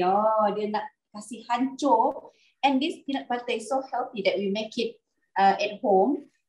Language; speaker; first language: English; non-native, local second language; Malay